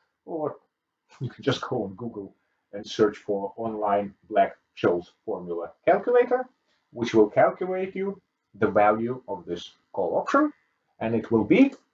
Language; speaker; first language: English; non-native, fluent; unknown